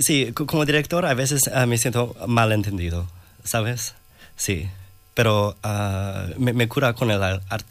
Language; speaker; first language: Spanish; non-native, learner; English